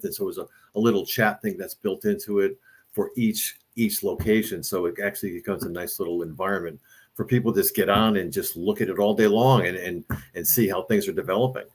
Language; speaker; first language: English; native; English